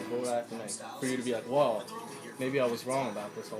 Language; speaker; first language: English; native; English